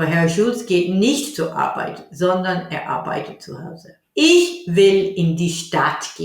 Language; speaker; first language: German; non-native, fluent; English